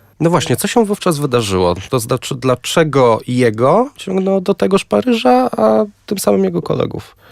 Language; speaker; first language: Polish; native; Polish